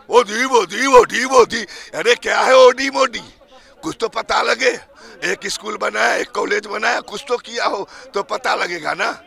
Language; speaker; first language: Hindi; native; Hindi